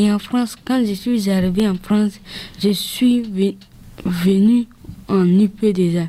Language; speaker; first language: French; early bilingual, other home language; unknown